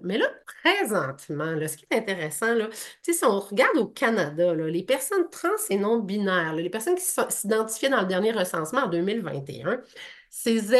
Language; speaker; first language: French; native; French